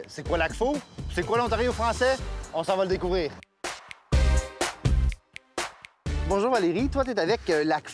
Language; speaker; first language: French; native; French